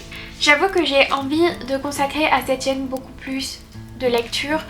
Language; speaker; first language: French; native; French